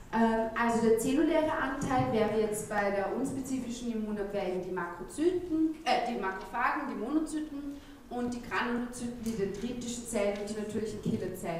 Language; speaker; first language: German; native; German